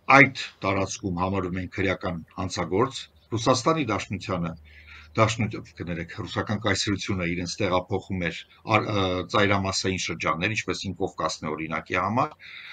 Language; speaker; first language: Armenian; native; Armenian